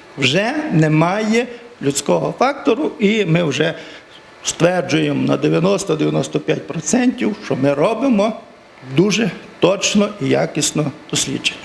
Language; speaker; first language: Ukrainian; native; Ukrainian